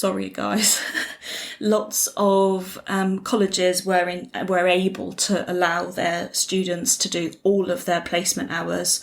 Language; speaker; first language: English; native; English